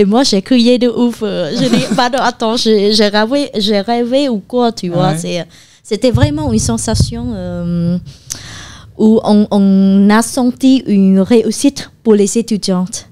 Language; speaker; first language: French; non-native, fluent; Khmer